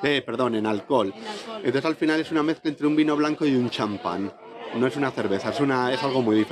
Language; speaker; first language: Spanish; native; Spanish